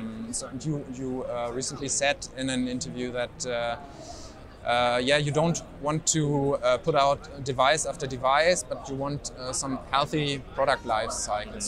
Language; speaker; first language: English; non-native, fluent; German